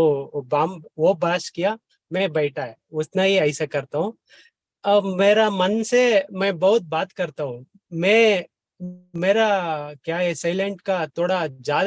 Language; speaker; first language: Hindi; non-native, learner; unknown